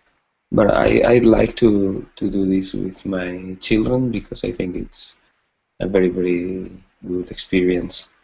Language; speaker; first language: English; non-native, learner; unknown